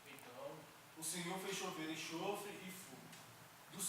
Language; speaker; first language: Portuguese; native; Portuguese